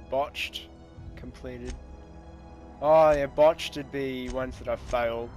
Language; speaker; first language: English; native; English